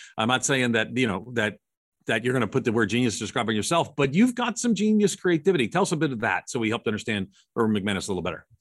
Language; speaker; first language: English; native; English